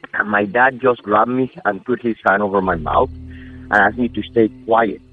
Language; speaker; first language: English; non-native, fluent; Spanish